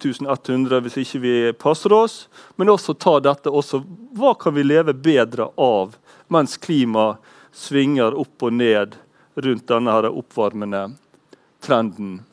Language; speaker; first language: Norwegian; native; Norwegian